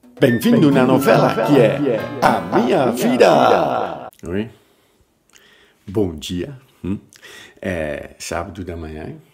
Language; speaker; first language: Portuguese; non-native, learner; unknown